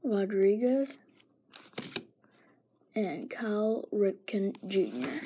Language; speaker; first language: English; native; English